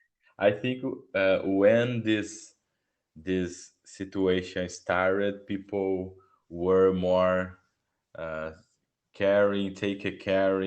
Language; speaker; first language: English; non-native, learner; Portuguese